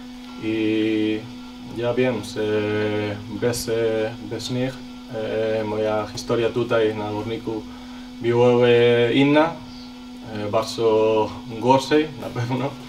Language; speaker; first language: Polish; non-native, learner; Spanish